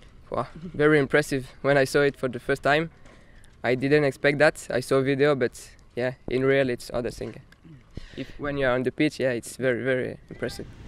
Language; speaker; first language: English; non-native, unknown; French